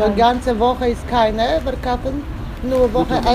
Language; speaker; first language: German; non-native, learner; Polish